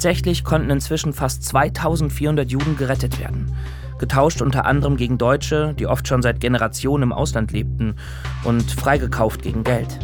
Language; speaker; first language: German; native; German